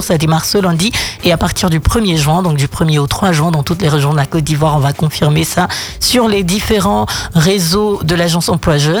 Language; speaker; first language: French; native; French